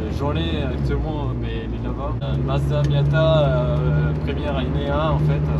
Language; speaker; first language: French; non-native, fluent; Spanish